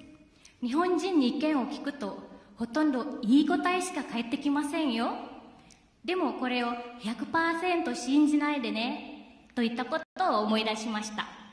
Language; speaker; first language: Japanese; non-native, fluent; Indonesian